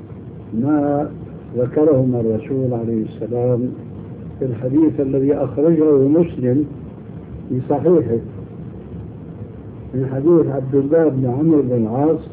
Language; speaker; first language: Arabic; early bilingual, other home language; Albanian